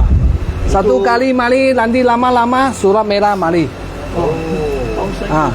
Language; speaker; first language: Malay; non-native, local second language; Cantonese